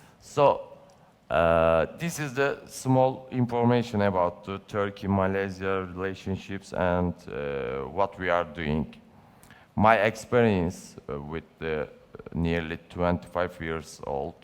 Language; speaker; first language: English; non-native, learner; Turkish